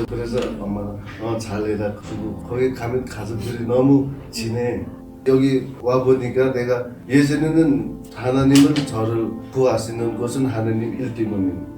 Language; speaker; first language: Korean; non-native, fluent; Nepali